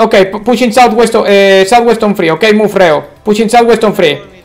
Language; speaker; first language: English; non-native, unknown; Spanish